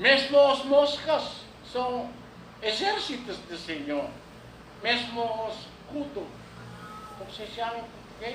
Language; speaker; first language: Portuguese; non-native, learner; Filipino